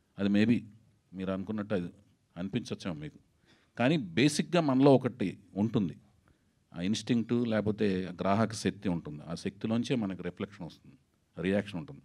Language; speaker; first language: Telugu; native; Telugu